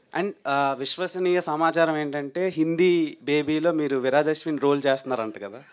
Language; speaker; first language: Telugu; native; Telugu